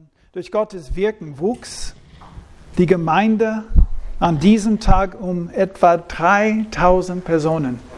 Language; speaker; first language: German; non-native, fluent; English